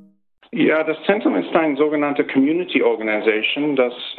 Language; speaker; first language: German; early bilingual, heritage; German